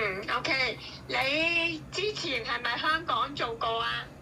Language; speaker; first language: Chinese; non-native, learner; Indonesian